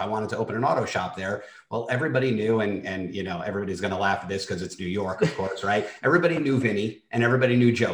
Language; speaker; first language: English; native; English